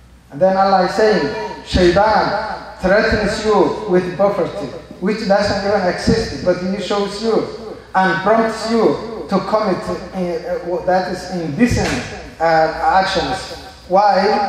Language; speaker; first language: English; non-native, fluent; Somali